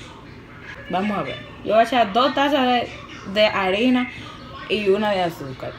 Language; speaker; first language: Spanish; native; Spanish